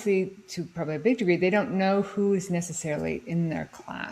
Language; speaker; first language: English; native; English